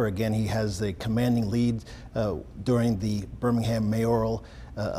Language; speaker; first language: English; native; English